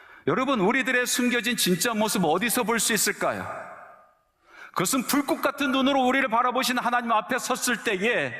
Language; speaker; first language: Korean; native; Korean